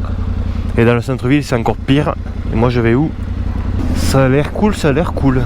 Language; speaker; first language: French; native; French